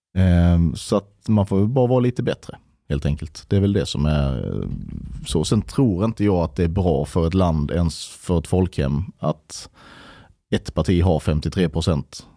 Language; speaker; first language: Swedish; native; Swedish